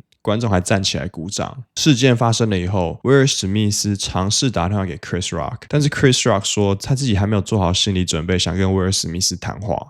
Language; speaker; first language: Chinese; native; Chinese